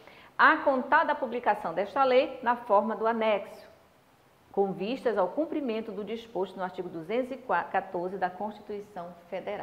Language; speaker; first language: Portuguese; native; Portuguese